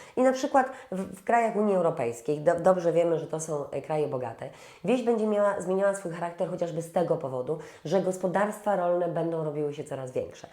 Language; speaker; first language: Polish; native; Polish